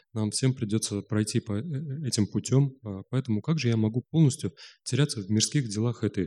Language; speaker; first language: Russian; native; Russian